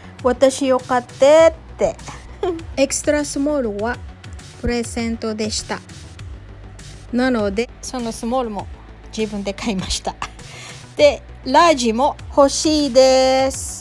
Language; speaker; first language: Japanese; non-native, learner; Filipino